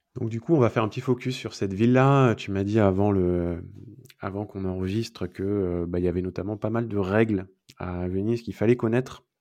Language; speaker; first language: French; native; French